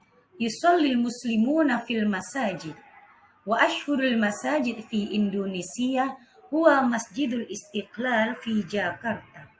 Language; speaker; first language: Arabic; non-native, fluent; Indonesian